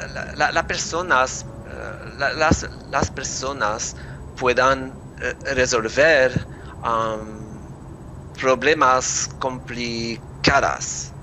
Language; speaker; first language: Spanish; non-native, learner; English